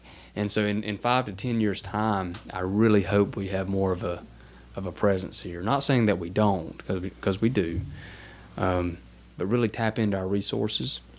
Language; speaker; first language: English; native; English